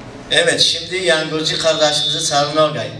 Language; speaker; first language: Turkish; native; Turkish